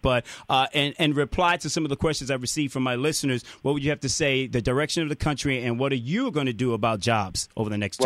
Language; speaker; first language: English; native; English